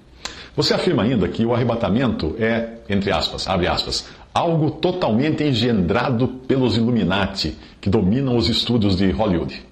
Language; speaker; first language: Portuguese; native; Portuguese